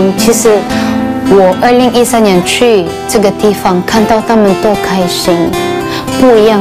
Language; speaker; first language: Chinese; non-native, fluent; Cebuano